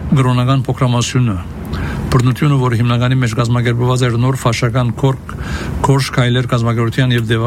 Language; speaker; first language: Armenian; early bilingual, heritage; Armenian